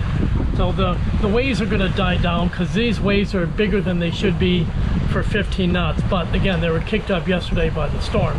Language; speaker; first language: English; native; English